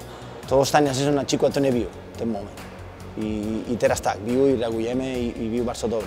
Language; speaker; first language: Polish; non-native, learner; Spanish